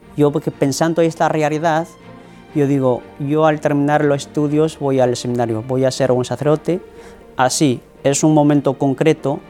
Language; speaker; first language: Spanish; non-native, fluent; Chinese